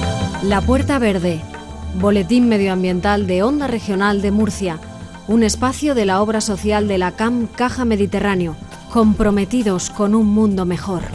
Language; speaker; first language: Spanish; native; Spanish